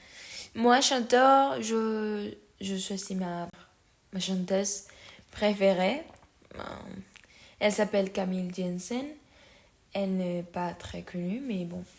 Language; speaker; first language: French; non-native, learner; Spanish